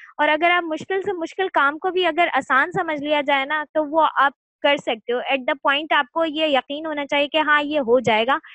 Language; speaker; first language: Urdu; native; Urdu